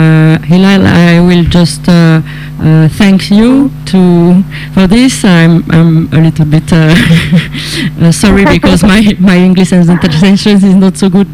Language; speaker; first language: English; non-native, learner; Italian